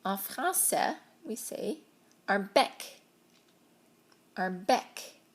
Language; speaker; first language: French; non-native, fluent; English